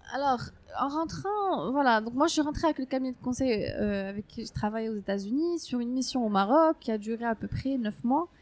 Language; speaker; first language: French; non-native, local second language; Arabic